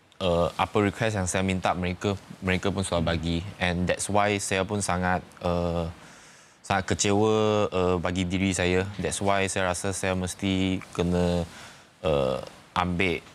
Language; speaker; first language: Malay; non-native, local second language; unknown